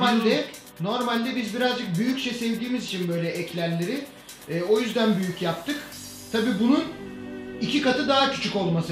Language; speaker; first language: Turkish; native; Turkish